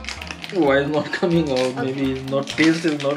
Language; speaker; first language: English; non-native, learner; Urdu